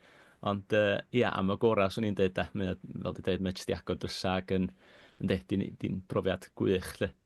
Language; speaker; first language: Welsh; native; Welsh